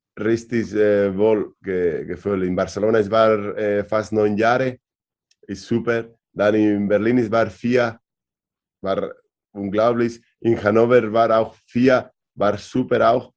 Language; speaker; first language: German; non-native, learner; Spanish